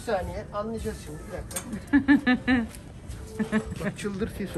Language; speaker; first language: Turkish; native; Turkish